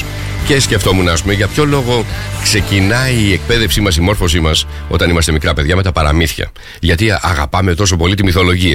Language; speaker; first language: Greek; native; Greek